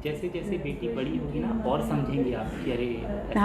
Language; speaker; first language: Hindi; native; Hindi